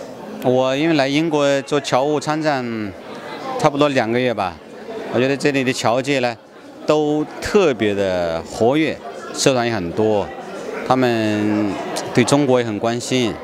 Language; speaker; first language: Chinese; native; Chinese